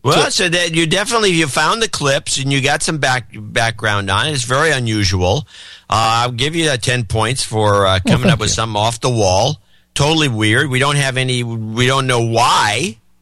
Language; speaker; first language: English; native; English